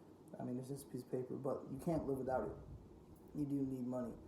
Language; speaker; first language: English; native; English